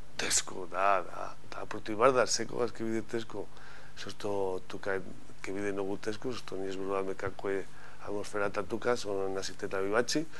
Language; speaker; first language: Macedonian; non-native, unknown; Spanish